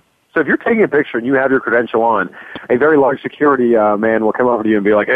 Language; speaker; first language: English; native; English